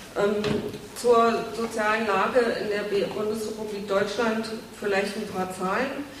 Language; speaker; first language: German; native; German